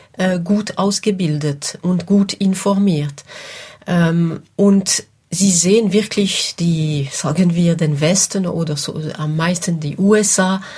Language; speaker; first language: German; non-native, local second language; French